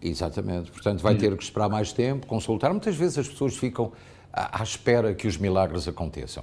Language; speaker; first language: Portuguese; native; Portuguese